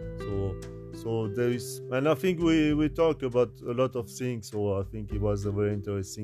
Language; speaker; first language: English; non-native, learner; French